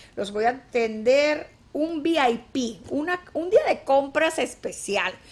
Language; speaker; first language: Spanish; native; Spanish